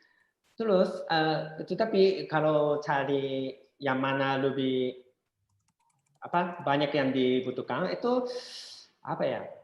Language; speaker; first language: Indonesian; non-native, fluent; Japanese